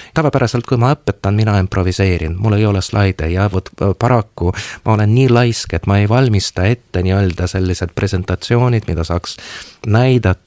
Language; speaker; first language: Estonian; non-native, local second language; Russian